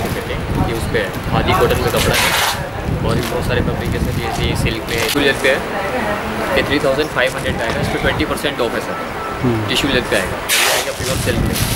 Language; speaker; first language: Hindi; native; Hindi